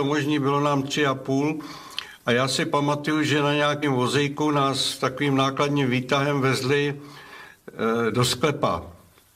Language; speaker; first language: Czech; non-native, local second language; German